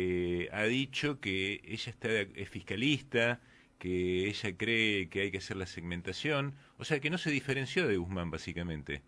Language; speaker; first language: Spanish; native; Spanish